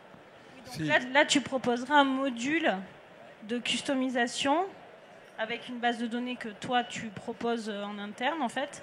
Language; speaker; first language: French; native; French